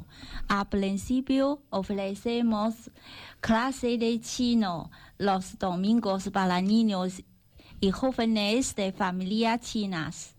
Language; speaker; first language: Spanish; non-native, learner; Chinese